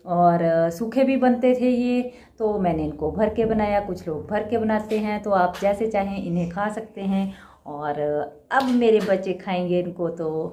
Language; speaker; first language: Hindi; native; Hindi